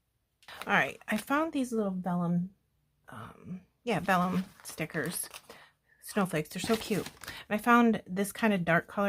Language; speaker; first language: English; native; English